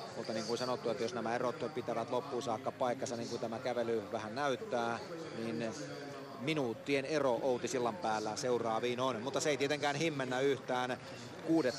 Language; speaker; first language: Finnish; native; Finnish